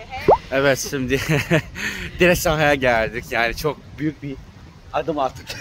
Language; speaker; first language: Turkish; non-native, learner; Chinese